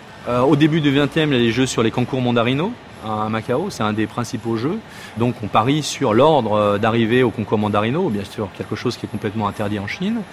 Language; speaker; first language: French; native; French